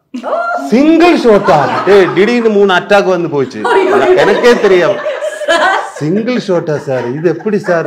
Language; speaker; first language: Tamil; non-native, learner; Malayalam